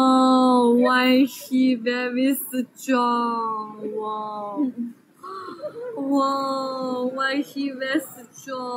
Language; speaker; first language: English; non-native, learner; Chinese